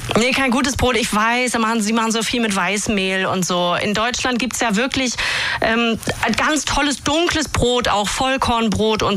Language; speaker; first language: German; native; German